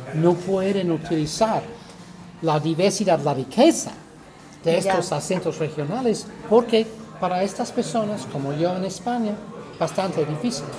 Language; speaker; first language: Spanish; non-native, fluent; English